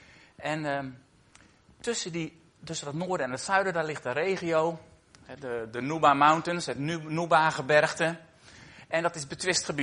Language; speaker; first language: Dutch; native; Dutch